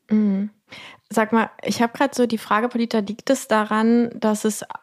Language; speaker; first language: German; non-native, fluent; Spanish